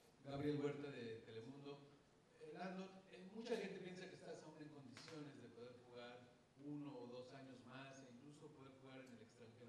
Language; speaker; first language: Spanish; native; Spanish